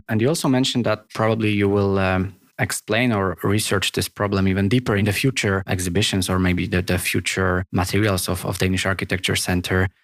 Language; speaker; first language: English; non-native, fluent; Polish